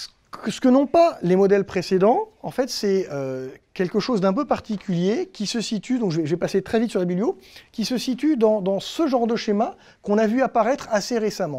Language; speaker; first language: French; native; French